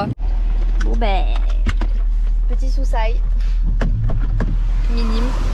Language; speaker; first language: French; native; French